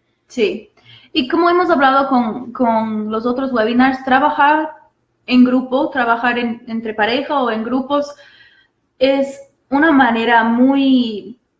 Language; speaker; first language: Spanish; non-native, fluent; English